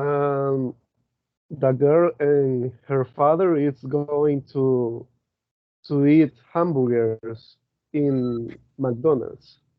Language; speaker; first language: English; non-native, learner; Spanish